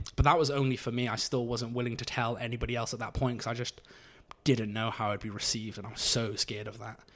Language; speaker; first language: English; native; English